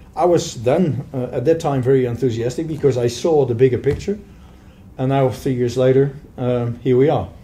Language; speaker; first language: English; non-native, fluent; Dutch